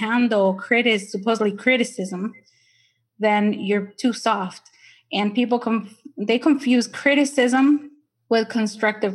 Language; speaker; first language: English; early bilingual, other home language; Spanish